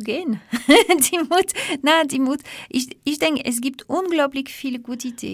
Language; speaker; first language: German; non-native, fluent; French